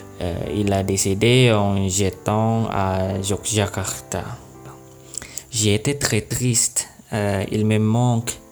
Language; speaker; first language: French; non-native, learner; Indonesian